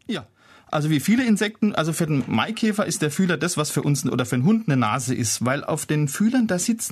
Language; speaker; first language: German; native; German